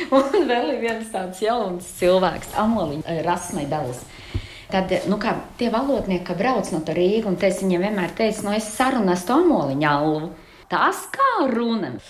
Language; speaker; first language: Latvian; native; Latvian